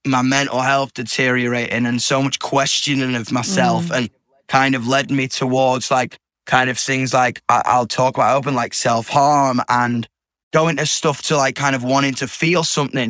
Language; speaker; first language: English; native; English